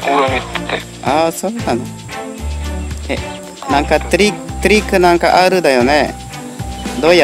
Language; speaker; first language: Japanese; non-native, learner; Indonesian